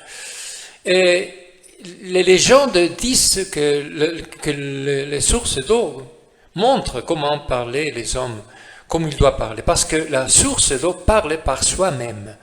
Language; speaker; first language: French; non-native, fluent; Spanish